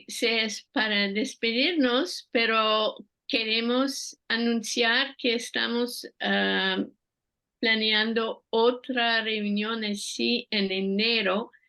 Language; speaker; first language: Spanish; non-native, fluent; French